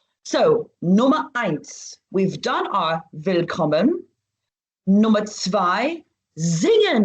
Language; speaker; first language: German; non-native, fluent; English